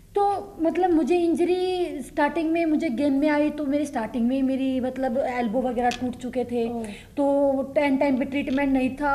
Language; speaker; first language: Hindi; native; Hindi